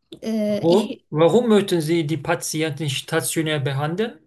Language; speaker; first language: German; non-native, learner; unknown